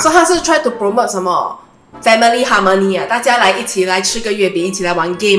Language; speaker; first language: Chinese; native; Chinese